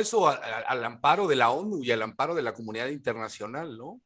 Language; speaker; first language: Spanish; native; Spanish